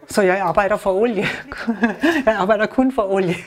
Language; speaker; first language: Danish; non-native, learner; German